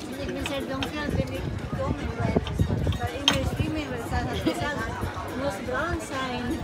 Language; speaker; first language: German; non-native, learner; Cebuano